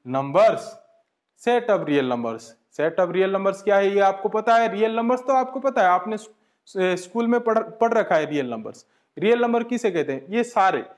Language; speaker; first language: Hindi; non-native, local second language; Bangla